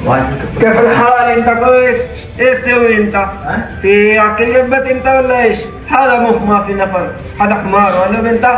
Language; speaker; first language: Arabic; non-native, learner; Malayalam